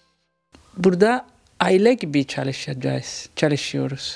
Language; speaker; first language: Turkish; non-native, learner; Italian